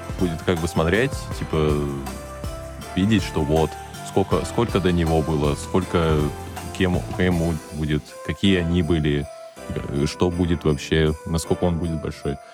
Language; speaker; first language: Russian; native; Russian